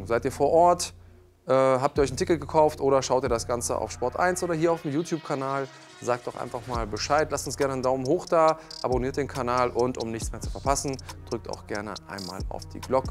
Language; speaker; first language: German; native; German